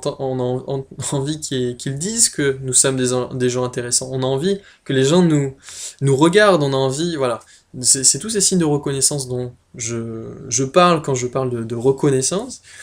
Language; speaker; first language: French; native; French